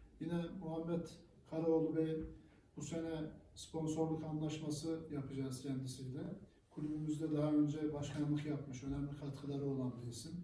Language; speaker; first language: Turkish; native; Turkish